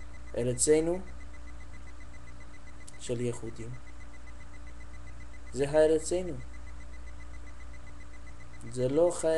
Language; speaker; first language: Hebrew; non-native, learner; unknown